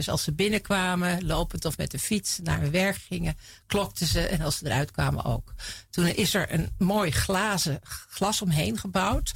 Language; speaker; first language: Dutch; native; Dutch